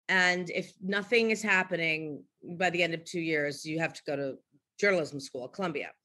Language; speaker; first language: English; native; English